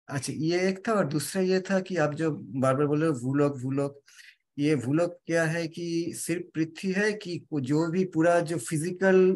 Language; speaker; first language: Hindi; non-native, local second language; Bangla